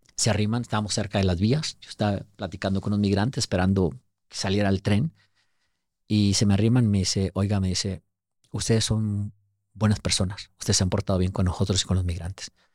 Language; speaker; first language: Spanish; native; Spanish